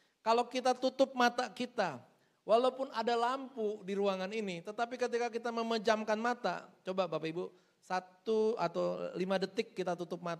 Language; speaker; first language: Indonesian; native; Indonesian